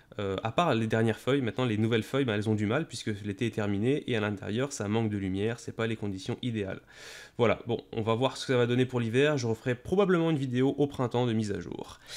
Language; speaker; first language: French; native; French